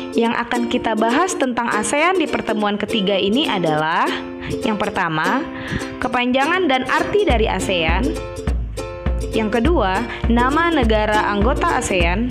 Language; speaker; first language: Indonesian; native; Indonesian